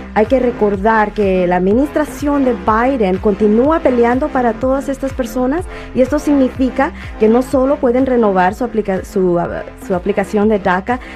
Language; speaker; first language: Spanish; native; Spanish